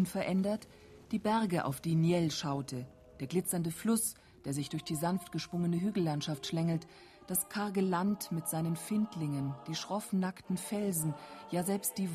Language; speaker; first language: German; native; German